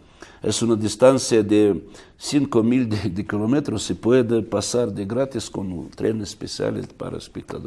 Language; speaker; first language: Spanish; non-native, fluent; Russian